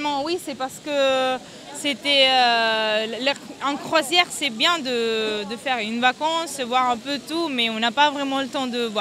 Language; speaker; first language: French; non-native, fluent; Italian